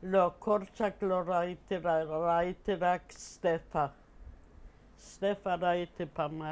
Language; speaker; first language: Hebrew; non-native, fluent; Polish